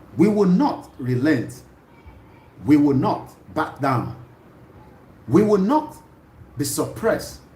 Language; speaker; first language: English; non-native, local second language; Yoruba